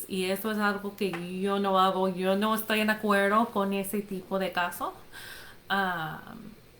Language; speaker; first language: Spanish; non-native, fluent; English